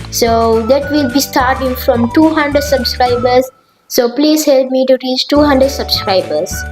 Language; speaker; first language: English; non-native, local second language; Sinhala